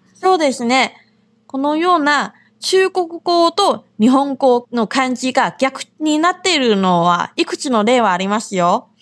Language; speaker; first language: Japanese; non-native, fluent; Chinese